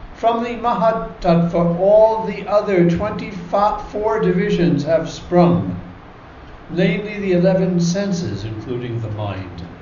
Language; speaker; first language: English; native; English